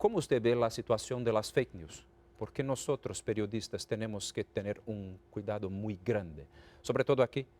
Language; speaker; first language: Spanish; non-native, fluent; Portuguese